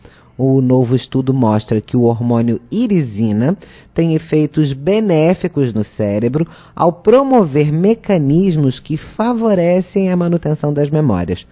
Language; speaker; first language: Portuguese; native; Portuguese